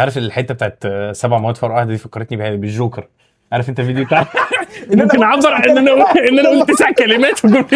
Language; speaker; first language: Arabic; native; Arabic